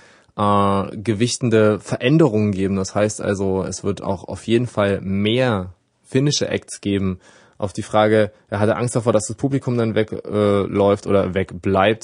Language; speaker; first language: German; native; German